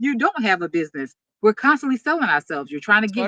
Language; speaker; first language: English; native; English